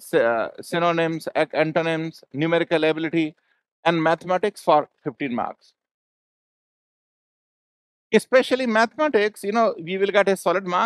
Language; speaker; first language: English; non-native, local second language; Hindi